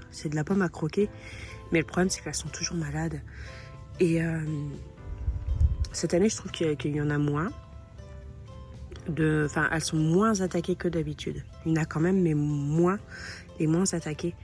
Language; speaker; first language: French; native; French